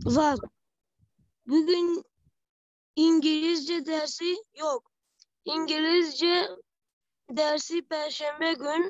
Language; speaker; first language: Turkish; non-native, learner; Persian